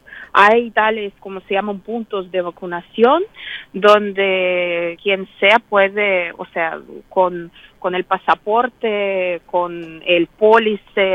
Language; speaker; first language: Spanish; non-native, fluent; Russian